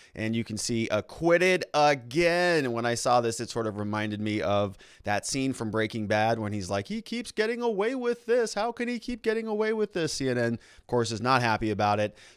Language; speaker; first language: English; native; English